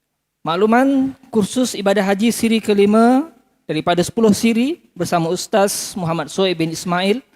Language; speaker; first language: Malay; native; Malay